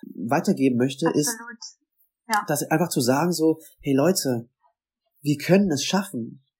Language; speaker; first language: German; native; German